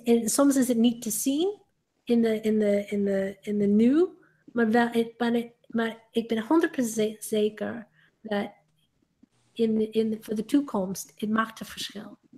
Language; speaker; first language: Dutch; non-native, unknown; English